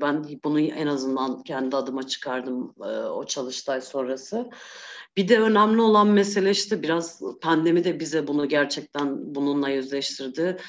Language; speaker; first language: Turkish; native; Turkish